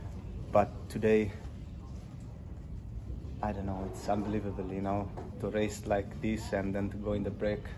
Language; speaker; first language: English; non-native, learner; Tigrinya